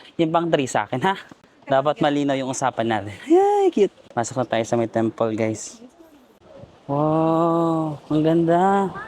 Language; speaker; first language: Filipino; non-native, local second language; Cebuano